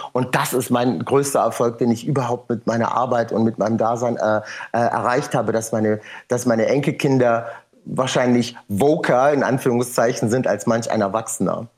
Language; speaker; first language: German; native; German